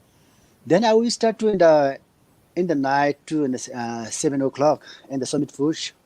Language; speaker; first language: English; non-native, learner; Nepali